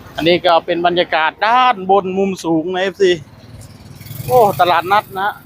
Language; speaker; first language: Thai; native; Thai